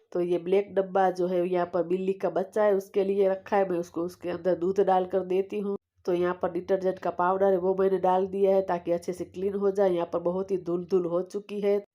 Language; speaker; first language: Hindi; non-native, local second language; Gujarati